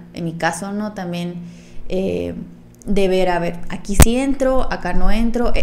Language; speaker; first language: Spanish; native; Spanish